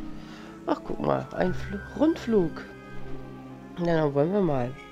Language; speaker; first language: German; native; German